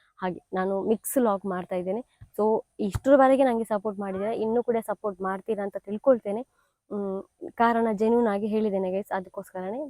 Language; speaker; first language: Kannada; non-native, local second language; Tulu